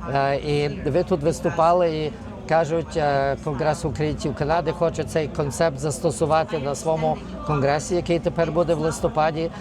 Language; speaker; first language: Ukrainian; early bilingual, heritage; Ukrainian